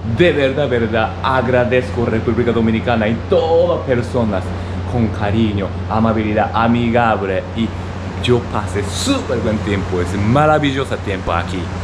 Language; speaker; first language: Spanish; non-native, learner; Japanese